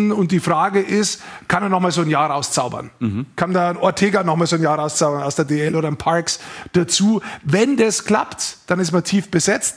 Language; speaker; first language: German; native; German